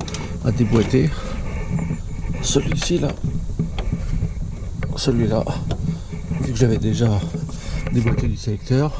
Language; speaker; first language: French; native; French